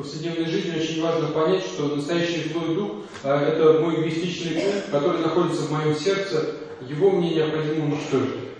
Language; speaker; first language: Russian; native; Russian